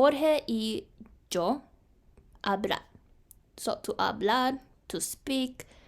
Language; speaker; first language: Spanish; non-native, learner; English